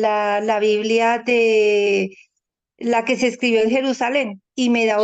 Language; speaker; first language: Spanish; native; Spanish